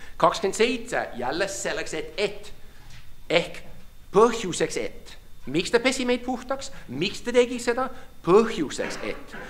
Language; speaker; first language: Estonian; non-native, fluent; English